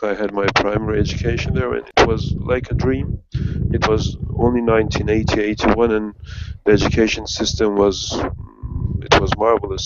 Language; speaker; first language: English; non-native, fluent; Turkish